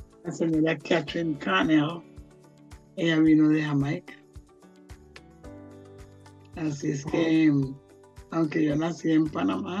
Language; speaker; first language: Spanish; non-native, local second language; Jamaican Creole English